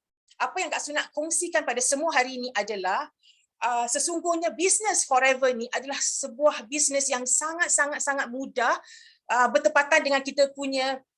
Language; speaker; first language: Malay; native; Malay